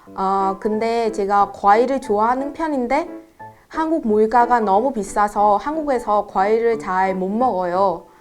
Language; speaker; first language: Korean; non-native, fluent; Vietnamese